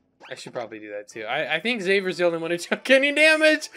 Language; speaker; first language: English; native; English